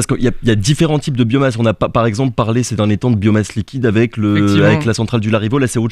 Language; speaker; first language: French; native; French